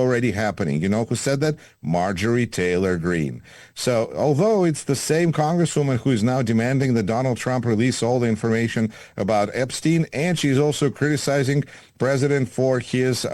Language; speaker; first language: English; non-native, fluent; Russian